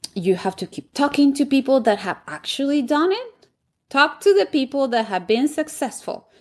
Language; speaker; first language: English; non-native, fluent; Spanish